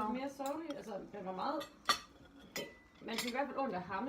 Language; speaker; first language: Danish; native; Danish